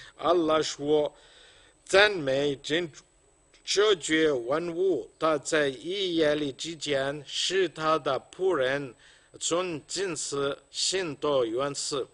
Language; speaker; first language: Chinese; non-native, fluent; Arabic